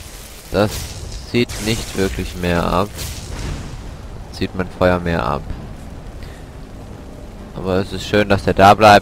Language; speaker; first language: German; native; German